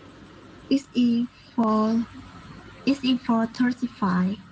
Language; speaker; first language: English; non-native, learner; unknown